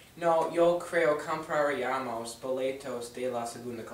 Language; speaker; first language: Spanish; non-native, learner; English